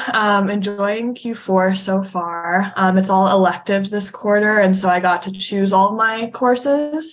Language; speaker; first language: English; native; English